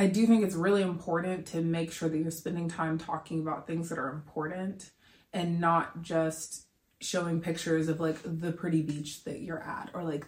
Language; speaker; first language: English; native; English